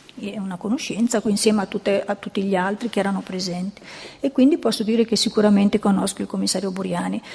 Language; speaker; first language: Italian; native; Italian